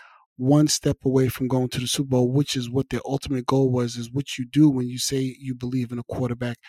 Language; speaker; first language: English; native; English